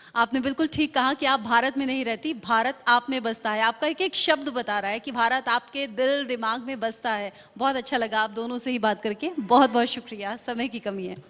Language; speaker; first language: Hindi; native; Hindi